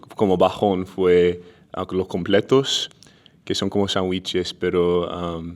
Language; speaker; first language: Spanish; non-native, fluent; English